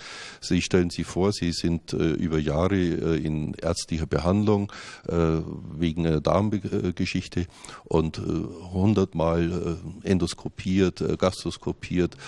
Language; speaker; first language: German; native; German